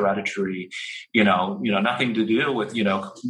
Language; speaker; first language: English; non-native, local second language; Cantonese